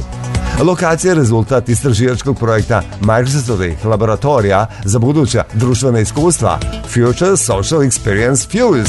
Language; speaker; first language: Serbian; native; Serbian